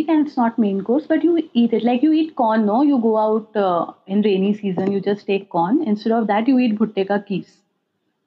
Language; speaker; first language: English; non-native, local second language; Hindi